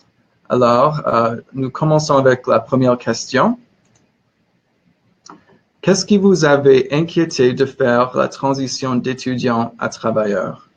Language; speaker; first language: French; non-native, learner; English